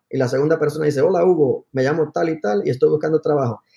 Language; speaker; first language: Spanish; native; Spanish